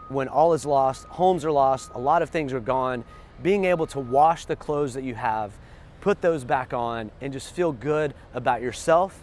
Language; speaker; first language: English; native; English